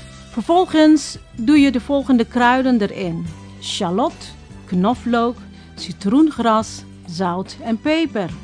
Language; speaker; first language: Dutch; non-native, fluent; Indonesian